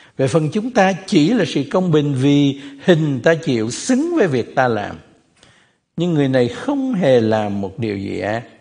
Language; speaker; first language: Vietnamese; native; Vietnamese